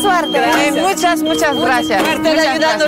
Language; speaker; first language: Spanish; non-native, learner; French